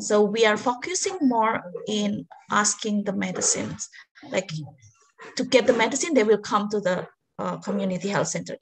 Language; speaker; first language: English; non-native, fluent; Indonesian